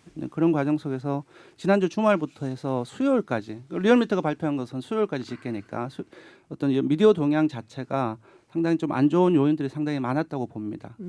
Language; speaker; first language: Korean; native; Korean